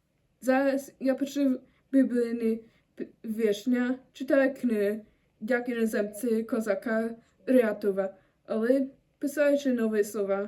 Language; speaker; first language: Ukrainian; non-native, learner; German